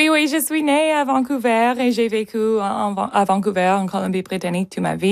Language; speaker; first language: French; non-native, local second language; English